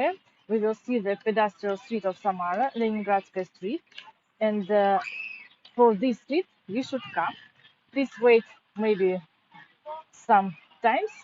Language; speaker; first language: English; non-native, fluent; Russian